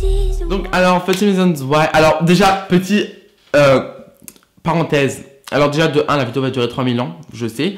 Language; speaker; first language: French; native; French